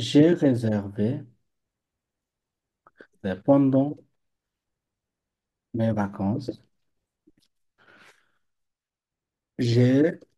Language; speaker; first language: French; non-native, fluent; Bangla